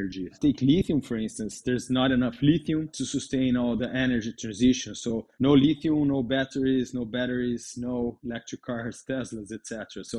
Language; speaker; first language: English; non-native, fluent; Portuguese